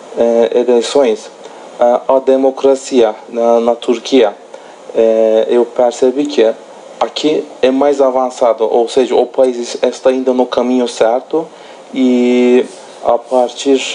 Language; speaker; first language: Portuguese; non-native, fluent; Turkish